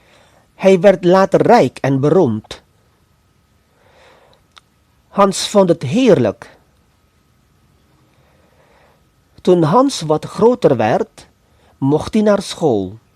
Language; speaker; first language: Dutch; non-native, fluent; Indonesian